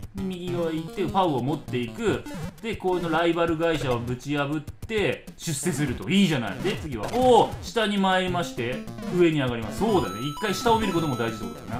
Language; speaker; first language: Japanese; native; Japanese